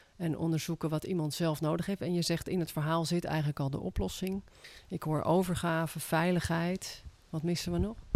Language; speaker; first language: Dutch; native; Dutch